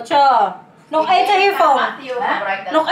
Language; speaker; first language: Dutch; non-native, learner; Filipino